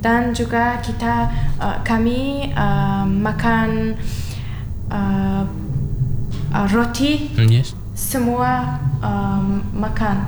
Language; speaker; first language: Indonesian; non-native, learner; Turkmen